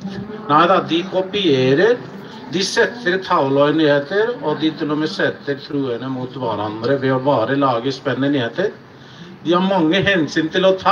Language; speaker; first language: Norwegian; non-native, fluent; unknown